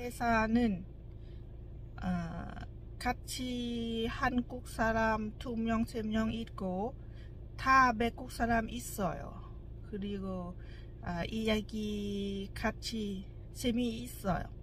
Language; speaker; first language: Korean; non-native, learner; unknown